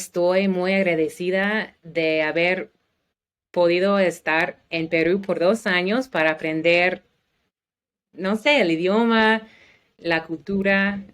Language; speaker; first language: Spanish; non-native, learner; English